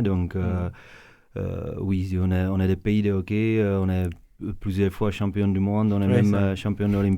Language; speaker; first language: French; non-native, fluent; Czech